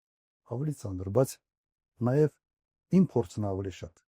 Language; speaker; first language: Armenian; native; Armenian